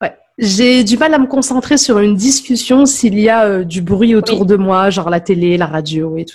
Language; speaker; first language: French; native; French